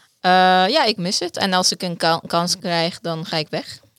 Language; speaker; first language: Dutch; non-native, fluent; Persian